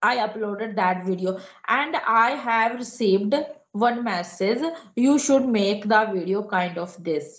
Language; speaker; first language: English; non-native, local second language; Hindi